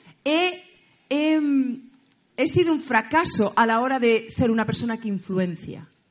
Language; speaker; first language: Spanish; native; Spanish